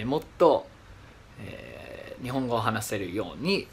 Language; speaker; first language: Japanese; non-native, learner; English